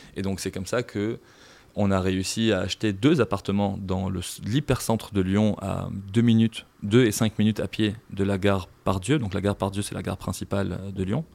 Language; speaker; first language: French; non-native, local second language; Arabic